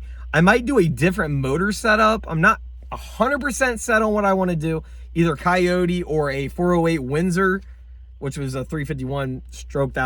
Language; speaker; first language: English; native; English